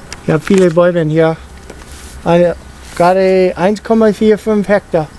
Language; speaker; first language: German; non-native, fluent; Italian